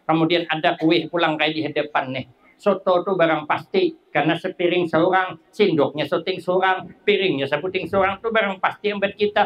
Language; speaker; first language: Indonesian; non-native, local second language; Banjar